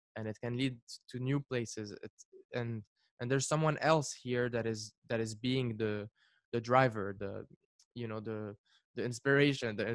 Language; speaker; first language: English; non-native, fluent; Arabic